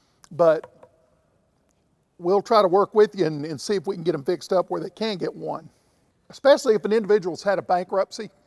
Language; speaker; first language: English; native; English